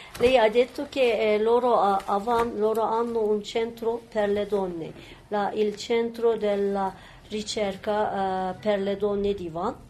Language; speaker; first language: Italian; non-native, learner; Turkish